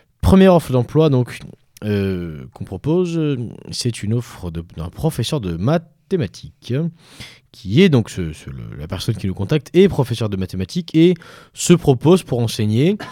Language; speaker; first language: French; native; French